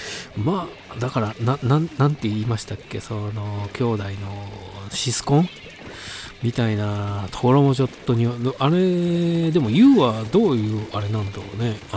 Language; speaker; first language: Japanese; native; Japanese